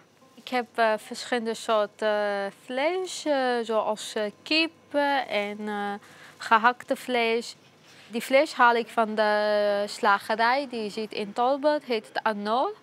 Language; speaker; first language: Dutch; non-native, fluent; Arabic